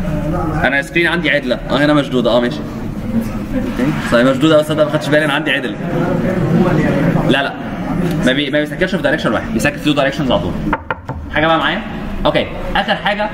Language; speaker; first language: Arabic; native; Arabic